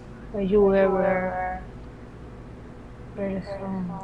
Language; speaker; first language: English; non-native, learner; Spanish